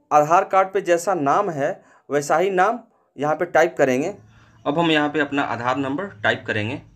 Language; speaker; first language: Hindi; native; Hindi